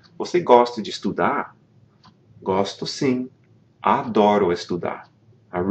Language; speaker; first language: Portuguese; non-native, fluent; English